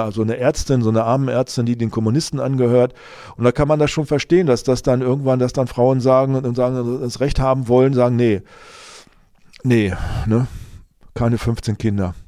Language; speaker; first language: German; native; German